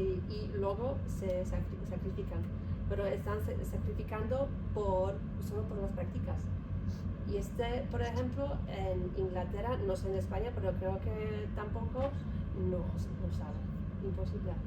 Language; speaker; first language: Spanish; non-native, learner; Polish